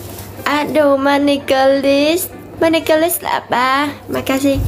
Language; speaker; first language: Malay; non-native, learner; Vietnamese